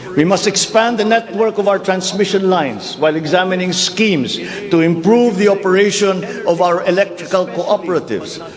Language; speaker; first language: English; non-native, local second language; Filipino